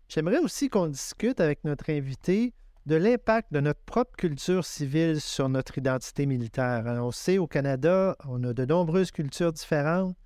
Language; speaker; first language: French; native; French